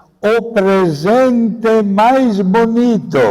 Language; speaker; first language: Portuguese; non-native, fluent; Italian